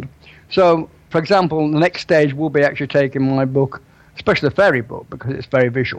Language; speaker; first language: English; native; English